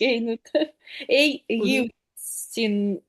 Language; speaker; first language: Estonian; non-native, learner; Russian